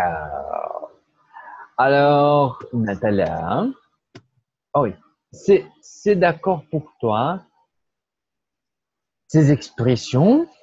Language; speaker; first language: French; non-native, fluent; Portuguese